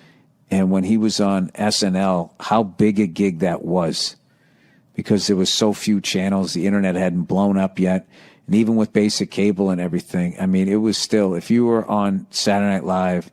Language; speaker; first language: English; native; English